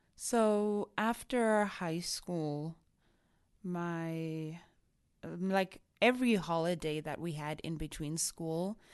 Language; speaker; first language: English; non-native, local second language; Shona